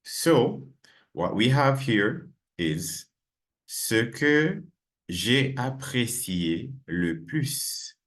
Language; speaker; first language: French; non-native, fluent; English